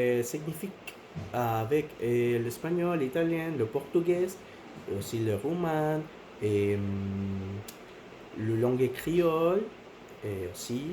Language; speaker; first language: French; non-native, learner; Spanish